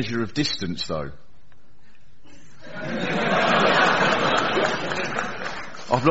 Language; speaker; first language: English; native; English